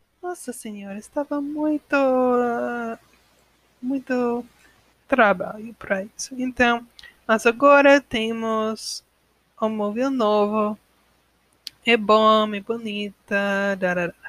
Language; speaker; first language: Portuguese; non-native, learner; English